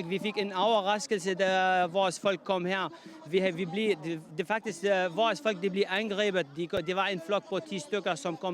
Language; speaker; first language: Danish; non-native, fluent; Arabic